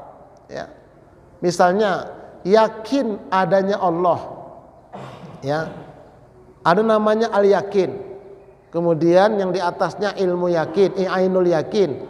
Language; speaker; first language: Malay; non-native, local second language; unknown